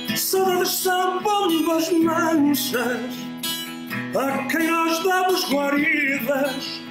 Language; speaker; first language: Portuguese; early bilingual, heritage; Portuguese